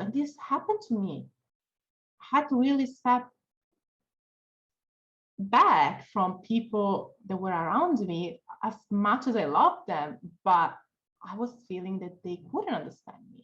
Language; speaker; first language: English; non-native, fluent; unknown